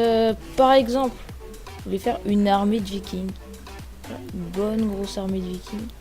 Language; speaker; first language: French; native; French